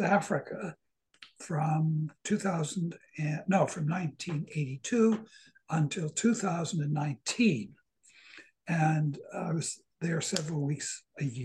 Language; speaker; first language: English; native; English